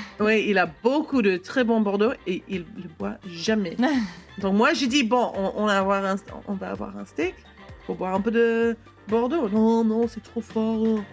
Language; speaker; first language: French; non-native, fluent; English